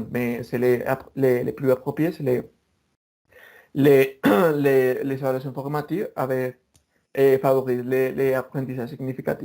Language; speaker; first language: French; non-native, learner; Spanish